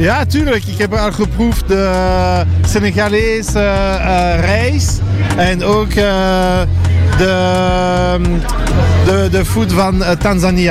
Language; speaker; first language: Dutch; non-native, learner; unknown